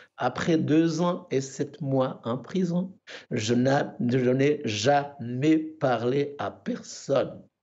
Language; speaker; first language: French; non-native, local second language; Kinyarwanda